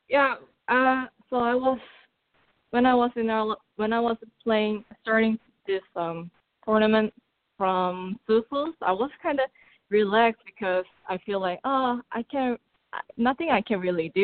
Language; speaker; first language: English; non-native, fluent; Korean